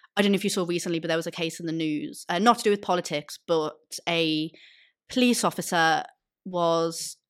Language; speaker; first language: English; native; English